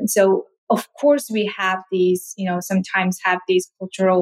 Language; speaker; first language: English; non-native, fluent; Korean